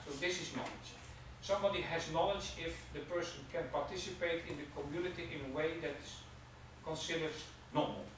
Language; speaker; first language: English; non-native, fluent; Dutch